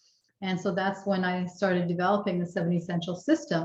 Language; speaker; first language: English; native; English